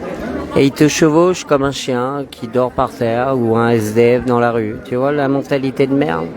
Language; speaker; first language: French; native; French